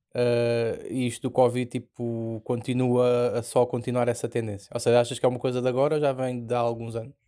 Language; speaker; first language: Portuguese; native; Portuguese